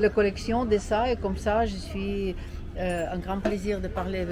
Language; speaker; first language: French; non-native, fluent; Russian